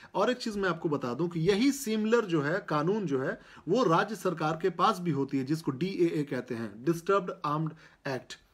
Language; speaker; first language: Hindi; native; Hindi